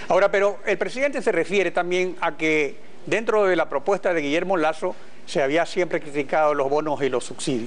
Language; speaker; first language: Spanish; native; Spanish